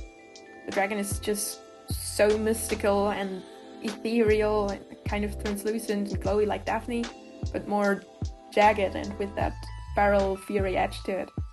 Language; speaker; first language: English; non-native, fluent; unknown